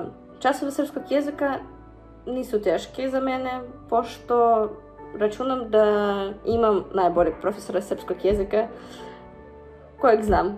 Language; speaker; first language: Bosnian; non-native, learner; Russian